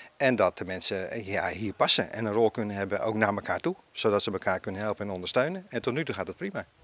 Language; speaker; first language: Dutch; native; Dutch